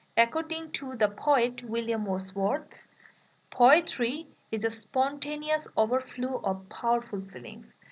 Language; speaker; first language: English; non-native, local second language; Bangla